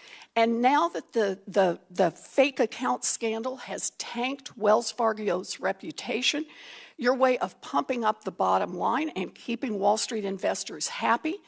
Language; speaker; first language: English; native; English